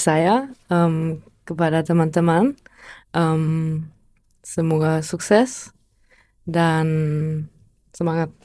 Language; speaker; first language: Indonesian; non-native, learner; German